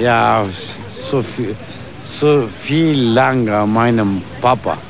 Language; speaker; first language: German; non-native, learner; Turkish